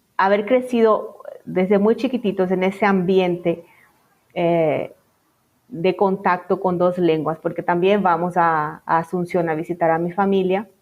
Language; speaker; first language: Spanish; native; Spanish